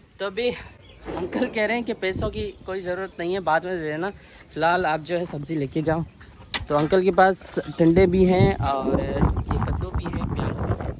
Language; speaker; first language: Urdu; non-native, local second language; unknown